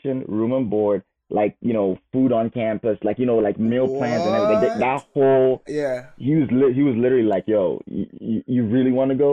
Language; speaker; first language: English; non-native, local second language; Igbo